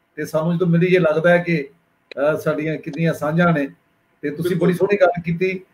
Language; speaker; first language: Punjabi; native; Punjabi